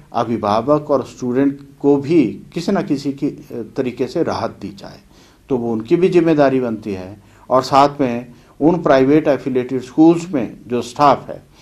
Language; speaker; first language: Hindi; native; Hindi